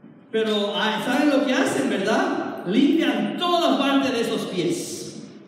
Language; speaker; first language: Spanish; early bilingual, heritage; Spanish